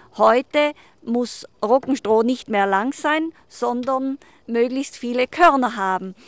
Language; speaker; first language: German; native; German